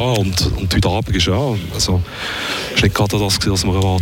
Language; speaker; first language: German; native; German